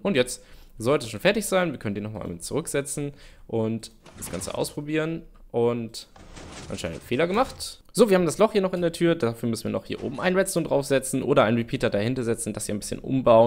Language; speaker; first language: German; native; German